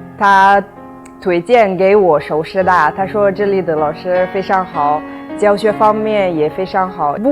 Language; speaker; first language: Chinese; non-native, fluent; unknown